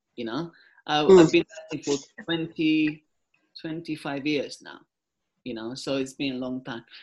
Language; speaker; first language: English; non-native, fluent; Italian